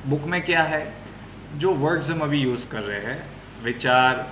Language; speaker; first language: Hindi; non-native, local second language; Gujarati